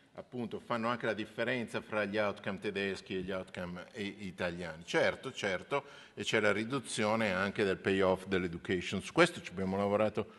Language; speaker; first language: Italian; native; Italian